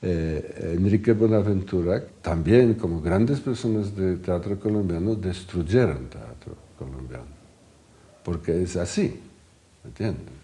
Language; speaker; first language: Spanish; non-native, fluent; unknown